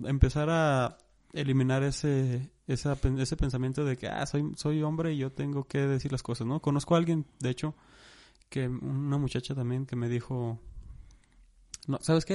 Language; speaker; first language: Spanish; native; Spanish